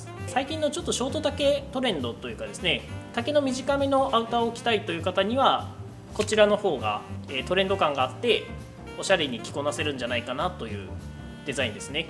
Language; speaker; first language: Japanese; native; Japanese